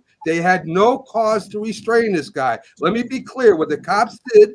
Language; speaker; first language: English; native; English